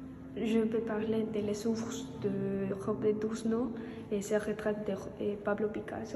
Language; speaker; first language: French; non-native, learner; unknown